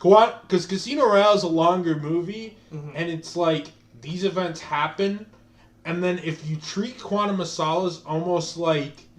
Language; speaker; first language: English; native; English